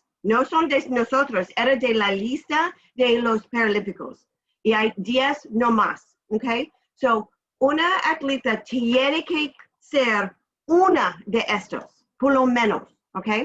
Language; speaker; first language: Spanish; non-native, learner; English